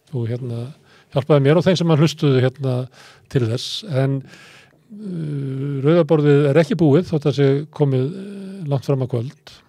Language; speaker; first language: Icelandic; native; Icelandic